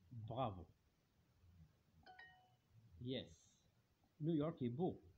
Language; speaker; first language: French; non-native, fluent; Arabic